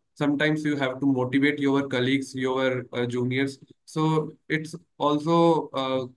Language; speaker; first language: English; non-native, local second language; Hindi